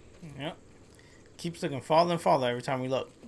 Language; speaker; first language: English; native; English